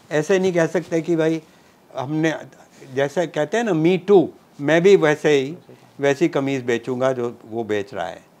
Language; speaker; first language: Hindi; non-native, local second language; Punjabi